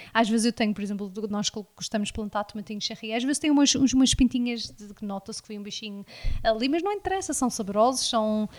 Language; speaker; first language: Portuguese; early bilingual, heritage; Portuguese